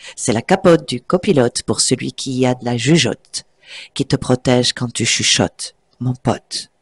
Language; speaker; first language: French; native; French